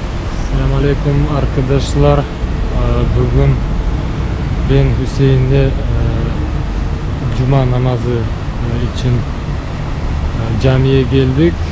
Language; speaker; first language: Turkish; non-native, learner; Bashkir